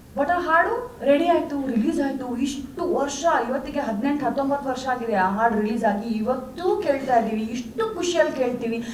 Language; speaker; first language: Kannada; non-native, local second language; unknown